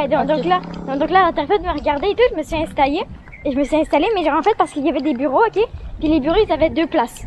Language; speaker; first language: French; native; French